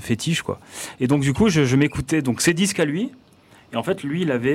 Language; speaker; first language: French; native; French